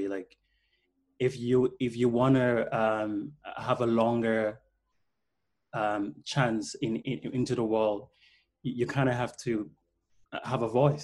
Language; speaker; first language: English; non-native, local second language; Krio